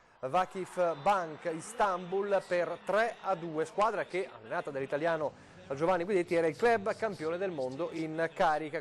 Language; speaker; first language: Italian; native; Italian